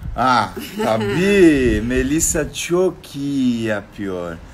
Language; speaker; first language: Turkish; non-native, learner; Portuguese